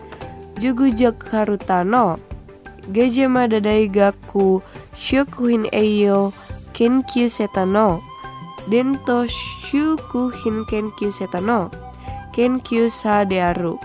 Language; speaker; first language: Japanese; non-native, fluent; Indonesian